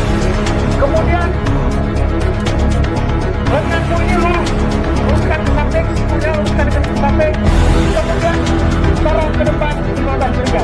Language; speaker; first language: Indonesian; native; Indonesian